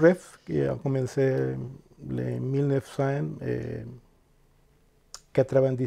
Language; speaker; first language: French; non-native, fluent; Spanish